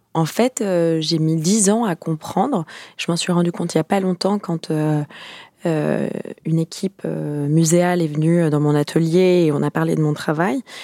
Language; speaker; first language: French; native; French